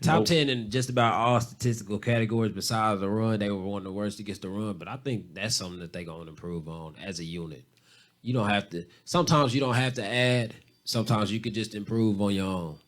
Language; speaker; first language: English; native; English